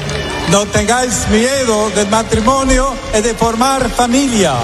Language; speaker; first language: Spanish; non-native, fluent; English